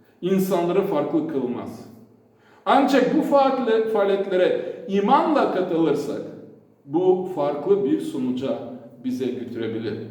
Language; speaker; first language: Turkish; non-native, fluent; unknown